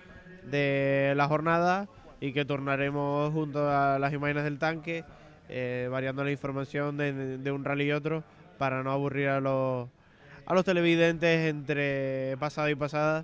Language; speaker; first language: Spanish; native; Spanish